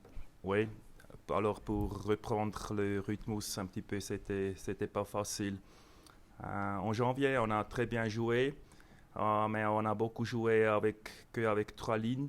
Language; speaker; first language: French; non-native, local second language; German